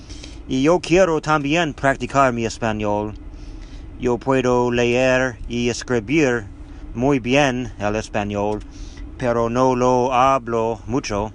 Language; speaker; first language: Spanish; non-native, learner; English